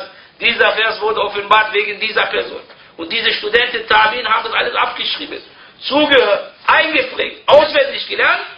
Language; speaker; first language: German; non-native, fluent; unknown